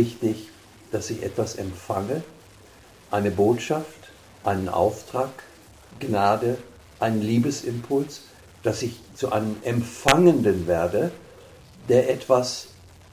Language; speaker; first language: German; native; German